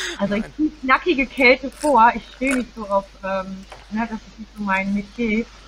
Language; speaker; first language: German; native; German